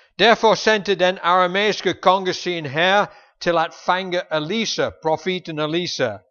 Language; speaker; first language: Danish; non-native, fluent; English